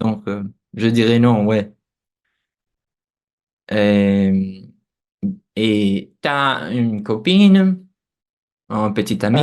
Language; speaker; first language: French; non-native, fluent; Portuguese